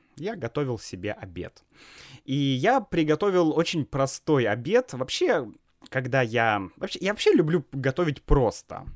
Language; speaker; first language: Russian; native; Russian